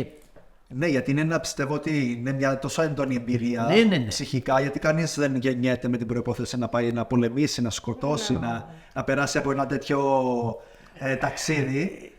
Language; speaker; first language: Greek; native; Greek